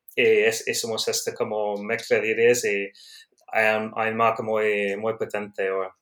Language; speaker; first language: Spanish; non-native, learner; English